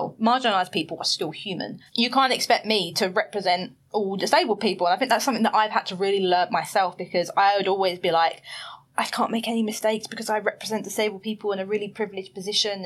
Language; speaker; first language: English; native; English